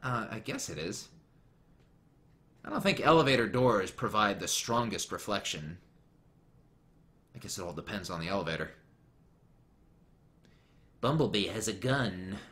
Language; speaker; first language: English; native; English